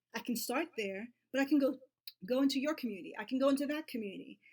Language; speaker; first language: English; native; English